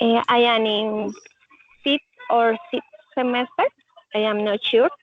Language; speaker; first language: English; non-native, learner; Spanish